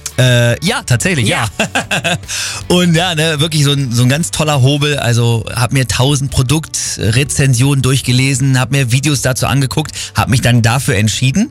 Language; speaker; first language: German; native; German